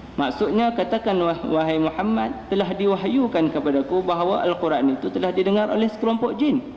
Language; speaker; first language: Malay; native; Malay